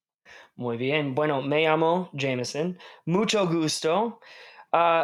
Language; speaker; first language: Spanish; non-native, fluent; English